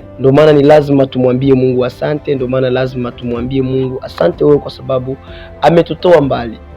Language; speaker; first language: Swahili; non-native, local second language; Rundi